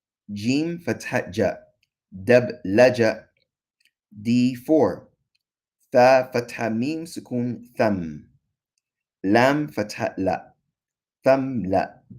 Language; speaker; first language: Arabic; non-native, fluent; English